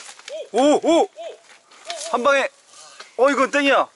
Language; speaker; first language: Korean; native; Korean